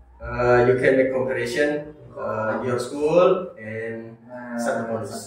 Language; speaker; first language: English; non-native, learner; Indonesian